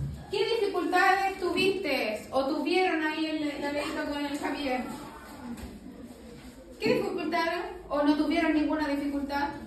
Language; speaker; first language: Spanish; native; Spanish